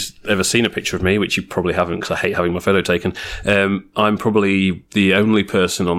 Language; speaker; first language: English; native; English